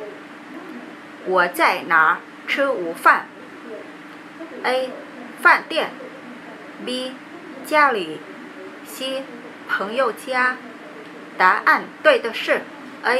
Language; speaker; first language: Chinese; non-native, learner; Vietnamese